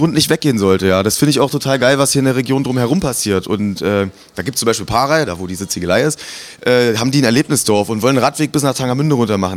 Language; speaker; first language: German; native; German